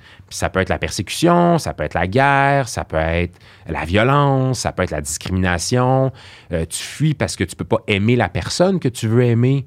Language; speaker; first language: French; early bilingual, other home language; Arabic